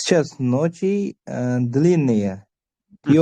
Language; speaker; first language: Russian; non-native, learner; Uzbek